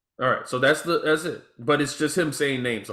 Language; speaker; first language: English; native; English